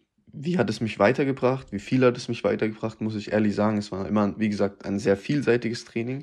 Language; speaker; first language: German; native; German